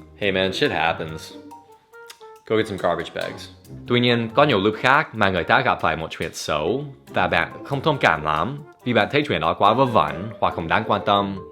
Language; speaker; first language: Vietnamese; non-native, fluent; English